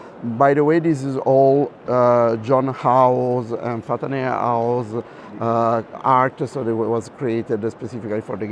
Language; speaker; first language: English; non-native, fluent; Italian